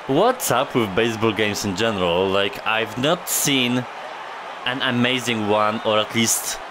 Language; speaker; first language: English; non-native, fluent; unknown